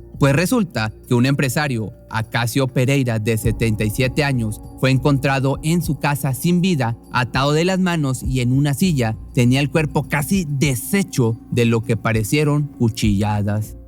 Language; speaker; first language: Spanish; native; Spanish